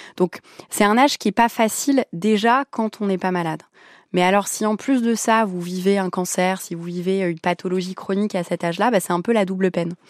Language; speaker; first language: French; early bilingual, other home language; Arabic